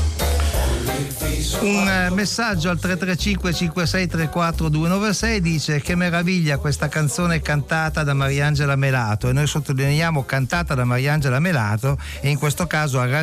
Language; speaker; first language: Italian; native; Italian